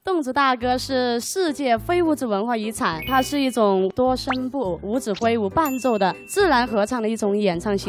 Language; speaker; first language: Chinese; non-native, local second language; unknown